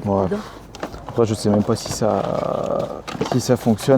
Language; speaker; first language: French; native; French